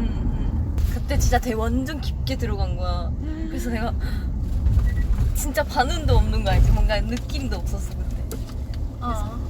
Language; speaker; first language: Korean; non-native, fluent; Japanese